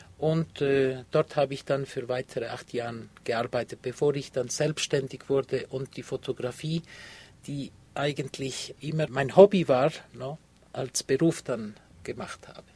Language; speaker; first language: German; early bilingual, heritage; Spanish